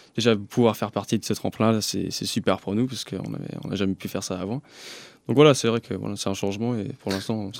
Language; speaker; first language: French; early bilingual, other home language; English